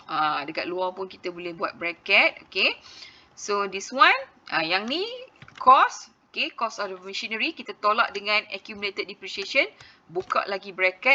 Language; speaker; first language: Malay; native; Malay